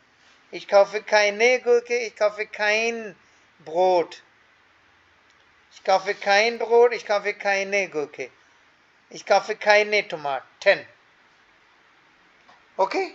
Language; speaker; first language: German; non-native, fluent; Hindi